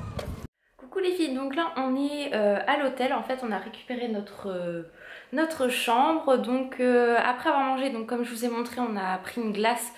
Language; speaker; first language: French; native; French